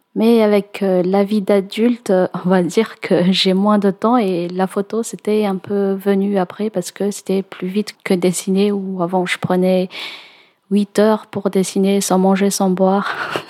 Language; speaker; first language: French; non-native, local second language; Malagasy